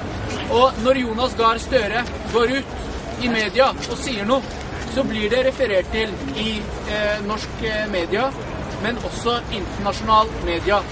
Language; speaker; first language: Norwegian; native; Norwegian